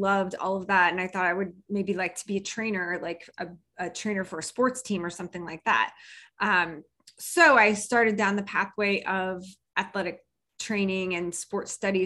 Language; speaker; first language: English; native; English